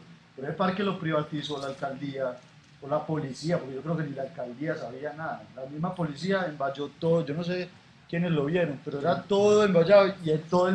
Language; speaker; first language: Spanish; native; Spanish